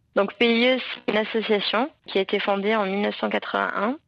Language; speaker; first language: French; non-native, fluent; English